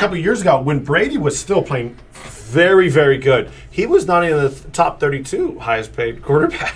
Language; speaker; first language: English; native; English